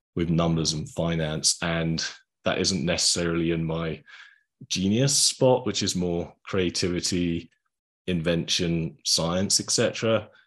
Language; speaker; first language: English; native; English